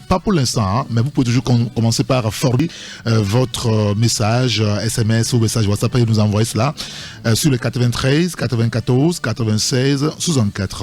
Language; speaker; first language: French; native; French